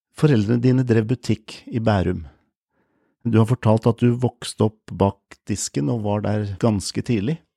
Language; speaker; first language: Norwegian; native; Norwegian